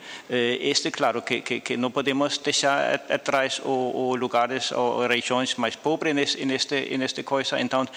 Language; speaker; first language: Portuguese; non-native, fluent; Danish